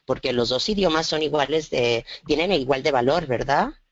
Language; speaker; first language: Spanish; native; Spanish